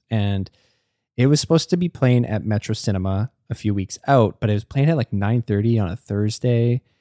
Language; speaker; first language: English; native; English